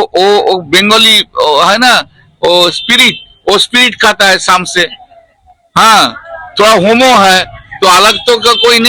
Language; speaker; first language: Hindi; non-native, local second language; Bangla